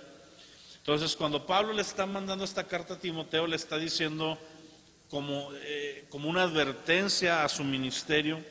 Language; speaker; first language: Spanish; native; Spanish